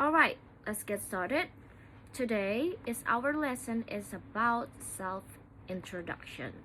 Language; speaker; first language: English; non-native, learner; Indonesian